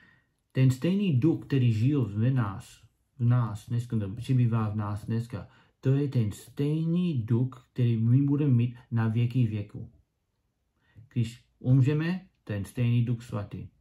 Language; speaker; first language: Czech; non-native, learner; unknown